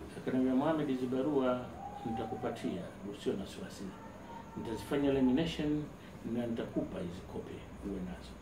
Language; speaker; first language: Swahili; native; Swahili